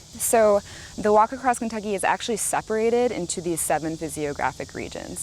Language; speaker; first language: English; native; English